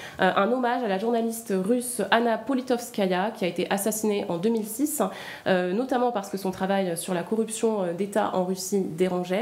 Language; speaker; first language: French; native; French